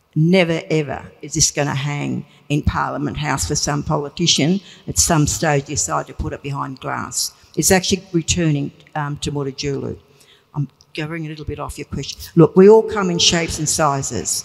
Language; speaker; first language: English; native; English